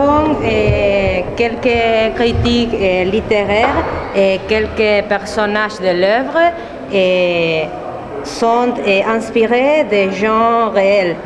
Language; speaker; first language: French; non-native, learner; Spanish